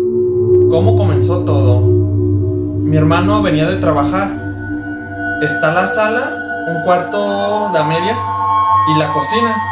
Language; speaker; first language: Spanish; native; Spanish